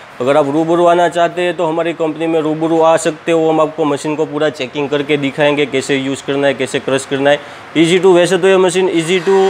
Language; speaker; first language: Hindi; non-native, local second language; Gujarati